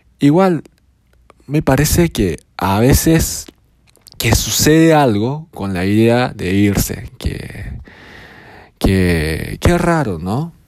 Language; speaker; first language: Spanish; non-native, fluent; Japanese